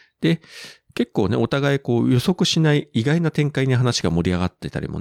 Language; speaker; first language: Japanese; native; Japanese